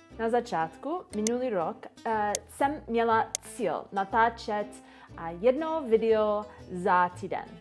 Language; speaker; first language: Czech; non-native, learner; English